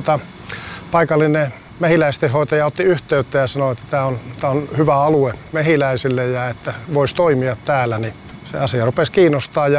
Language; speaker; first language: Finnish; native; Finnish